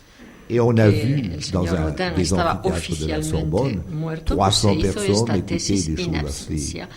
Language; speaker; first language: French; native; French